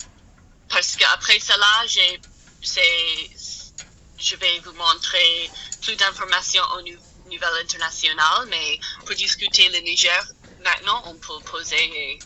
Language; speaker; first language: French; non-native, learner; English